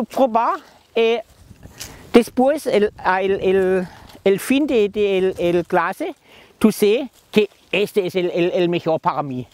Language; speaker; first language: Spanish; non-native, learner; German